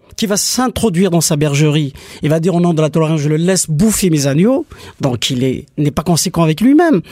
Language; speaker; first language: French; non-native, local second language; Kabyle